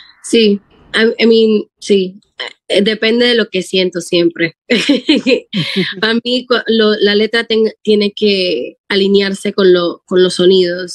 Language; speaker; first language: Spanish; early bilingual, heritage; Spanish